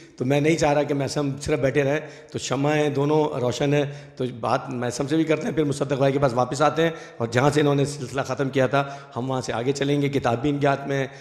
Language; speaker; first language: Urdu; native; Urdu